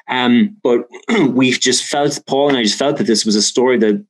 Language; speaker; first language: English; native; English